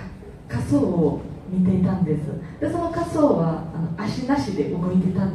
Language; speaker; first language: Japanese; non-native, fluent; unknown